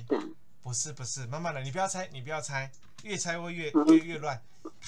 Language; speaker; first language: Chinese; native; Chinese